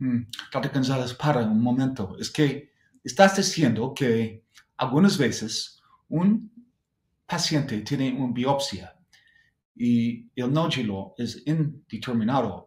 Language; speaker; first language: Spanish; non-native, fluent; English